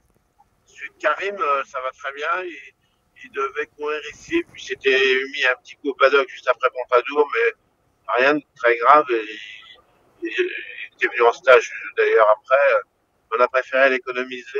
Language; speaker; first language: French; native; French